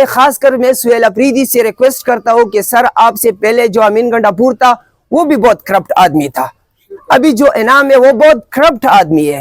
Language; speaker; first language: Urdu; non-native, local second language; Pashto